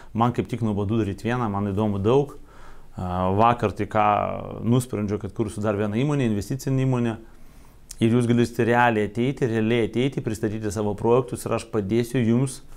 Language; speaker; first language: Lithuanian; non-native, local second language; Russian